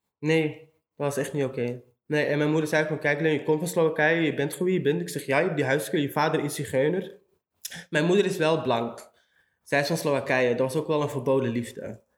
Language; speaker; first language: Dutch; early bilingual, other home language; Romany